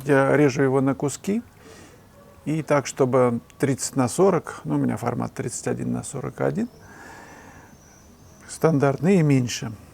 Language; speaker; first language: Russian; native; Russian